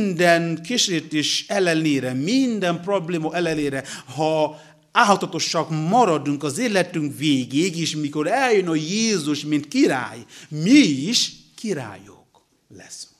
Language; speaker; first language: Hungarian; non-native, learner; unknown